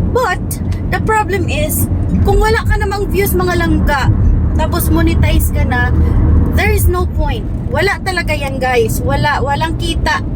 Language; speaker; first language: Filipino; non-native, local second language; Hiligaynon